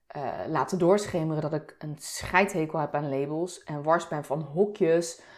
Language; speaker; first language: Dutch; early bilingual, other home language; Turkish